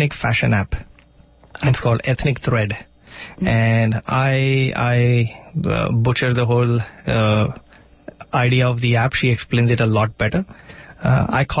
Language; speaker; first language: English; non-native, local second language; Marathi